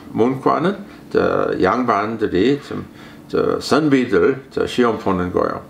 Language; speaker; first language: Korean; non-native, fluent; English